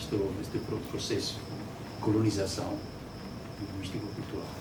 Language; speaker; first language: Portuguese; non-native, learner; Italian